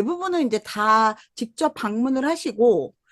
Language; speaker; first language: Korean; native; Korean